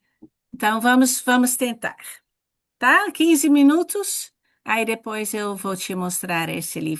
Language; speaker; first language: Portuguese; non-native, fluent; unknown